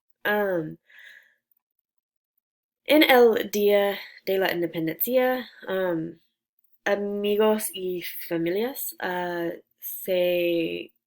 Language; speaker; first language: Spanish; non-native, learner; English